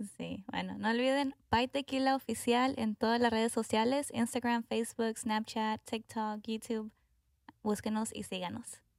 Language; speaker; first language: Spanish; early bilingual, heritage; Spanish